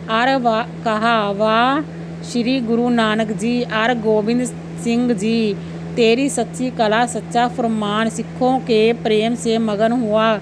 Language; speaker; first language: Hindi; non-native, local second language; Punjabi